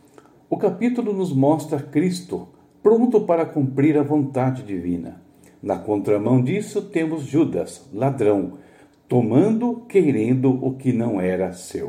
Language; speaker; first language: Portuguese; native; Portuguese